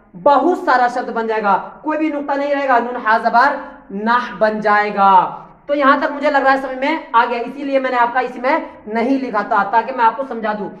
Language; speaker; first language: Hindi; native; Hindi